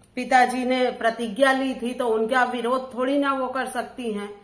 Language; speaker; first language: Hindi; native; Hindi